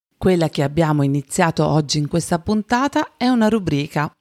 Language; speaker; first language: Italian; native; Italian